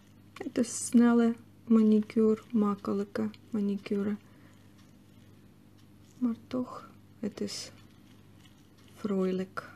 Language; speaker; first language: Dutch; non-native, learner; Russian